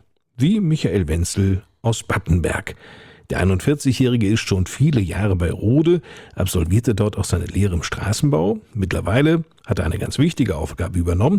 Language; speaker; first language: German; native; German